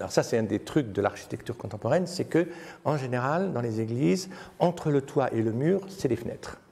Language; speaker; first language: French; native; French